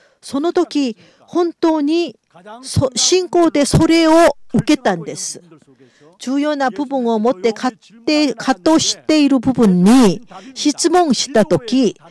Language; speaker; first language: Japanese; non-native, fluent; Korean